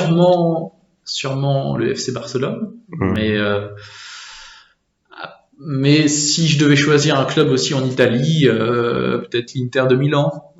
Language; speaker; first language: French; native; French